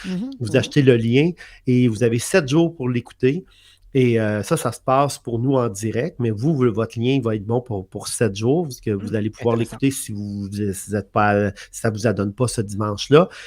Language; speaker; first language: French; native; French